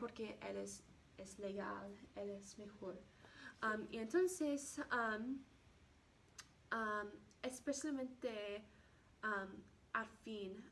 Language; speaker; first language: Spanish; non-native, learner; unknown